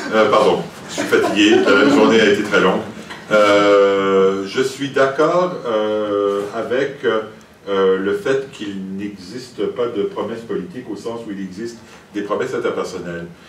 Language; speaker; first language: French; native; French